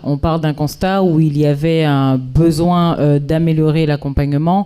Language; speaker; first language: French; native; French